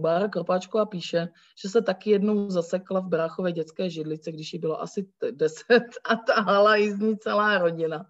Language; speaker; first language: Czech; native; Czech